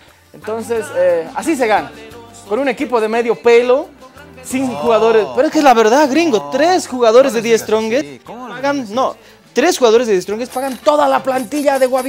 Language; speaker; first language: Spanish; native; Spanish